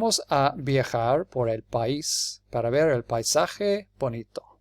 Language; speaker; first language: Spanish; non-native, fluent; English